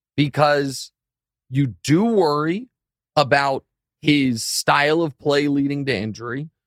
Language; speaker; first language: English; native; English